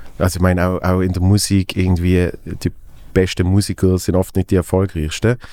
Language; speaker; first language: German; native; German